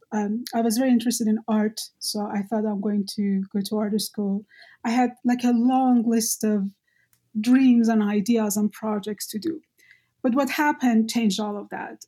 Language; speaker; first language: English; non-native, fluent; Persian